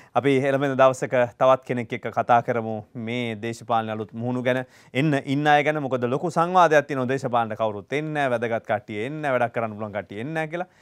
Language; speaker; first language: Sinhala; native; Sinhala